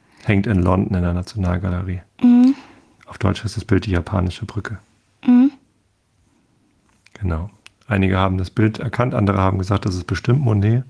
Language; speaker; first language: German; native; German